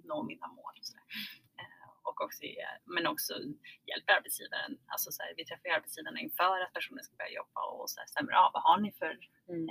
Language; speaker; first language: Swedish; early bilingual, other home language; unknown